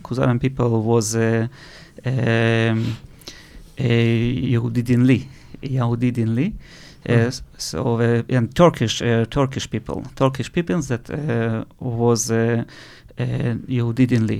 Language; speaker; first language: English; non-native, learner; Russian